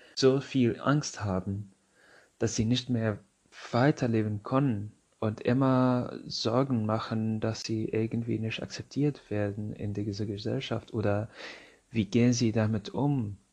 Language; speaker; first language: German; non-native, fluent; Arabic